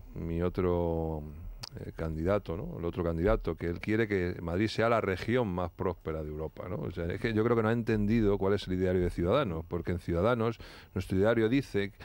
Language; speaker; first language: Spanish; native; Spanish